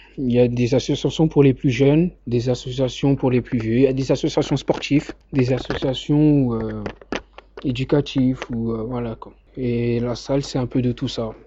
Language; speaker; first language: French; native; French